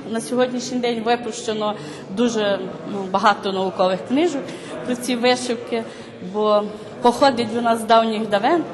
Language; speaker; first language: Ukrainian; native; Ukrainian